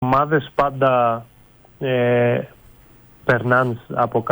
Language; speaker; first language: Greek; non-native, fluent; Bulgarian